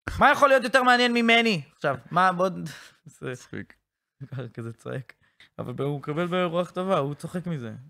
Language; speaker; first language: Hebrew; native; Hebrew